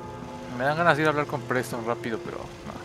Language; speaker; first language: Spanish; native; Spanish